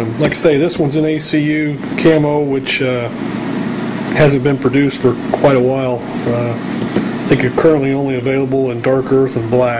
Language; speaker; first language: English; native; English